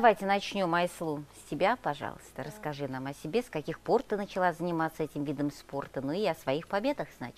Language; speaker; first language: Russian; native; Russian